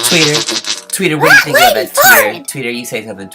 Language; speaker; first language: English; native; English